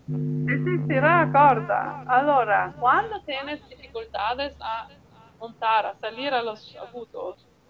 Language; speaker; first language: Spanish; non-native, learner; Italian